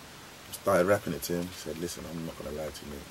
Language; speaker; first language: English; native; English